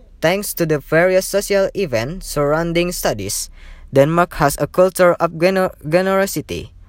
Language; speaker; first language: English; non-native, learner; Indonesian